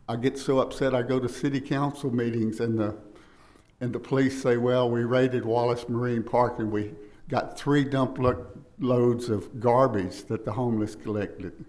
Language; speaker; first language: English; native; English